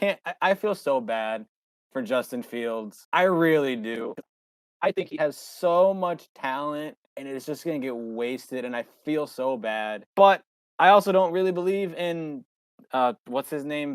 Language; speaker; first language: English; native; English